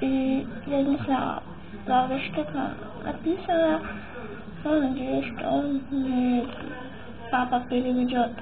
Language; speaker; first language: Russian; early bilingual, heritage; Russian